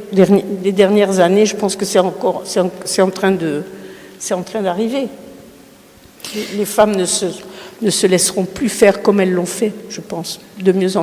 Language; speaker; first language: French; early bilingual, other home language; Spanish